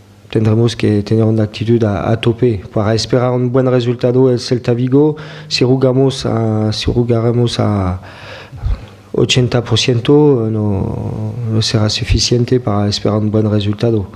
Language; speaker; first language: Spanish; non-native, fluent; French